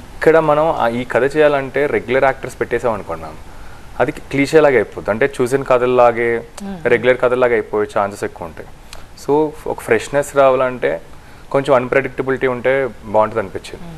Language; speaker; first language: Telugu; native; Telugu